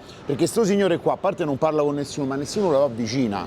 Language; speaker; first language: Italian; native; Italian